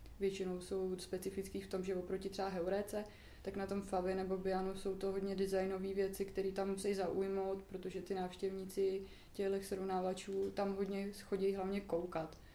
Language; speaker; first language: Czech; native; Czech